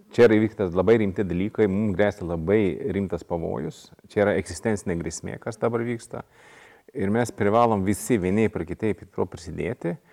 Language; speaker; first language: Lithuanian; non-native, fluent; Swedish